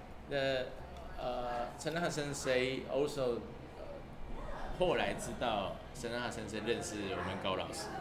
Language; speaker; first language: English; non-native, learner; Japanese